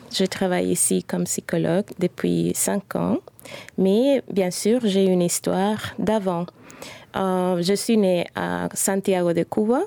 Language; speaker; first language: French; non-native, fluent; Spanish